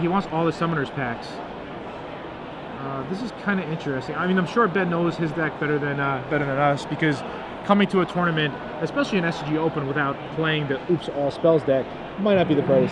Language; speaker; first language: English; native; English